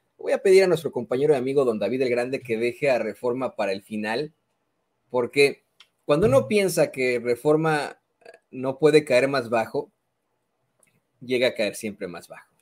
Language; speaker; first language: Spanish; native; Spanish